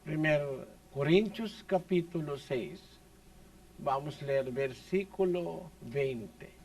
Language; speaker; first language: Spanish; non-native, learner; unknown